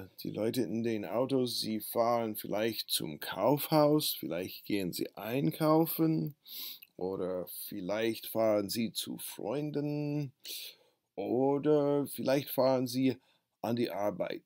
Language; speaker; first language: German; non-native, fluent; English